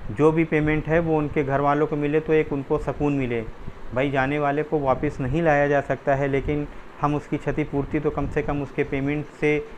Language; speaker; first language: Hindi; native; Hindi